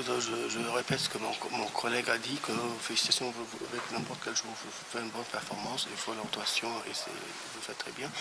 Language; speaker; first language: French; non-native, fluent; Arabic